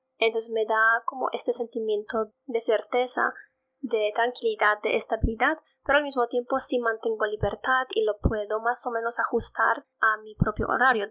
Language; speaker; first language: Spanish; non-native, fluent; Polish